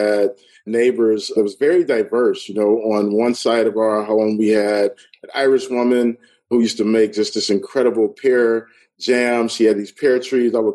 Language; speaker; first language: English; native; English